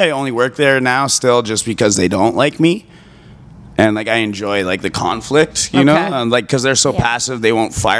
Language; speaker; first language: English; native; English